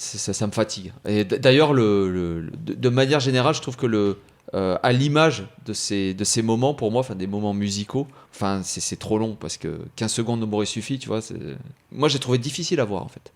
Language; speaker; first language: French; native; French